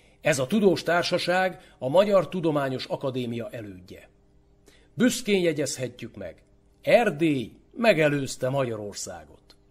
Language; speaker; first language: Hungarian; native; Hungarian